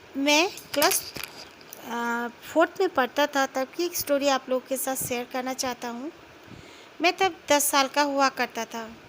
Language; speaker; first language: Hindi; non-native, local second language; Bangla